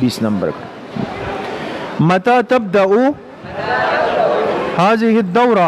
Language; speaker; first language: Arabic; non-native, fluent; Urdu